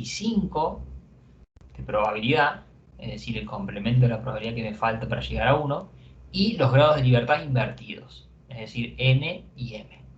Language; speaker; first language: Spanish; native; Spanish